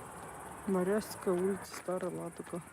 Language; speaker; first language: Russian; native; Russian